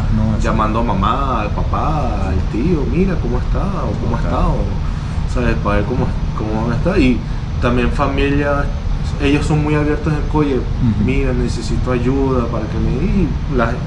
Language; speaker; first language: Spanish; native; Spanish